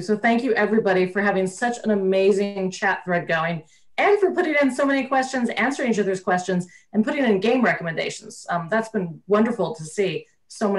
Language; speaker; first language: English; native; English